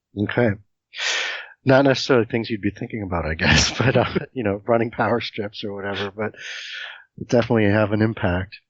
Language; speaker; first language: English; native; English